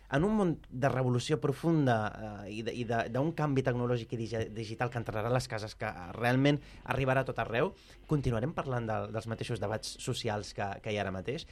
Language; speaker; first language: Catalan; early bilingual, other home language; Arabic